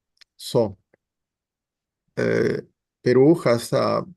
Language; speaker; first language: English; non-native, learner; Spanish